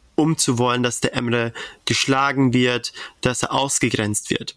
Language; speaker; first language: German; native; German